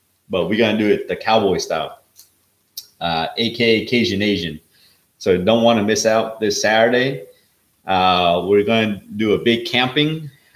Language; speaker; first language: English; early bilingual, other home language; Vietnamese